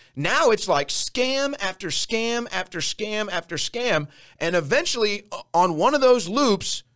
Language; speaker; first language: English; native; English